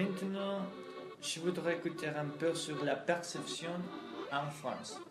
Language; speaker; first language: French; non-native, learner; Spanish